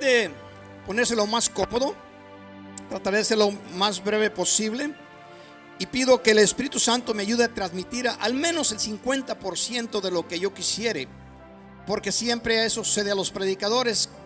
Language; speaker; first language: Spanish; native; Spanish